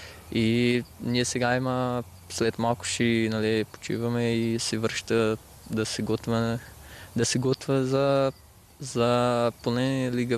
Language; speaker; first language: Bulgarian; non-native, learner; Portuguese